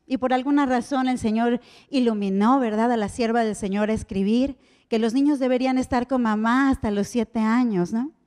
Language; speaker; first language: Spanish; native; Spanish